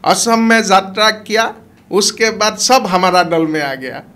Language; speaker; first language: Hindi; non-native, local second language; Assamese